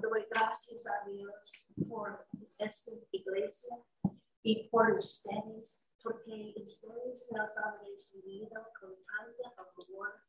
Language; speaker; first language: Spanish; non-native, learner; English